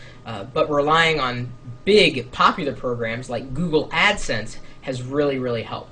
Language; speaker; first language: English; native; English